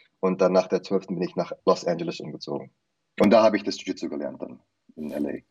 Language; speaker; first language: German; early bilingual, heritage; German